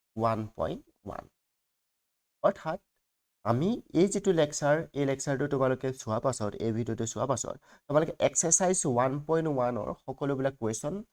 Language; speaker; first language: Assamese; native; Assamese